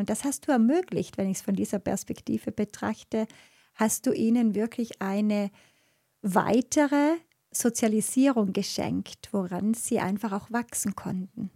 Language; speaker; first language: German; native; German